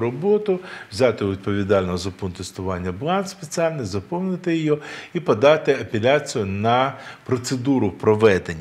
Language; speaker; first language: Ukrainian; native; Ukrainian